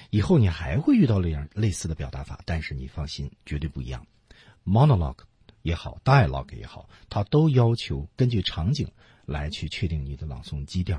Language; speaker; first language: Chinese; native; Chinese